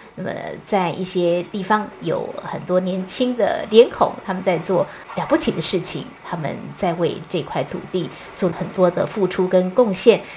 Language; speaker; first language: Chinese; native; Chinese